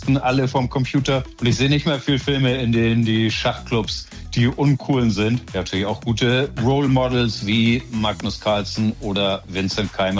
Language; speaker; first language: German; native; German